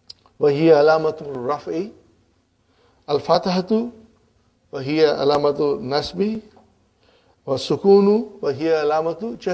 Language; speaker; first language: Arabic; non-native, fluent; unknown